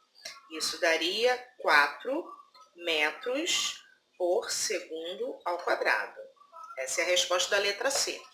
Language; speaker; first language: Portuguese; native; Portuguese